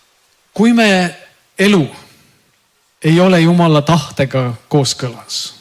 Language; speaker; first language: Estonian; native; Estonian